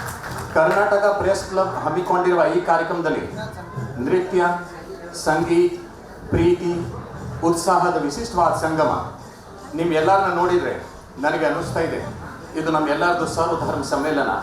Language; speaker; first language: Kannada; non-native, fluent; Hindi